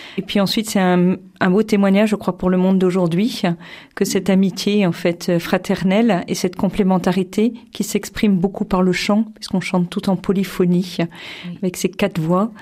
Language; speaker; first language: French; native; French